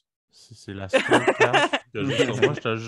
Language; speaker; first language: French; early bilingual, other home language; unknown